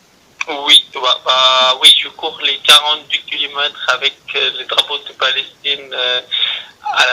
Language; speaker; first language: French; non-native, learner; Arabic